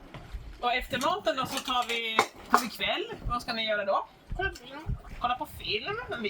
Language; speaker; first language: Swedish; native; Swedish